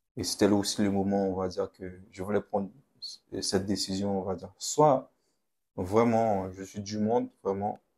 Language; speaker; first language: French; non-native, local second language; Haitian Creole